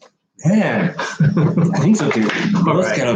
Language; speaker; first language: English; non-native, learner; Japanese